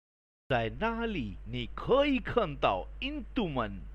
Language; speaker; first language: Chinese; non-native, learner; Hindi